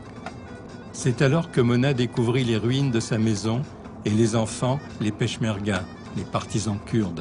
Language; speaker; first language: French; native; French